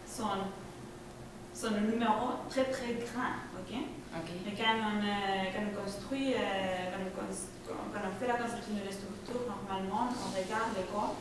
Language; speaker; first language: French; non-native, fluent; Spanish